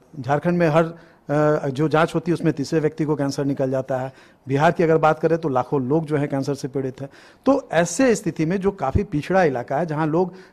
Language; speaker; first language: Hindi; native; Hindi